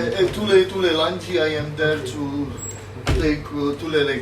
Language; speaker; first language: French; non-native, learner; Slovak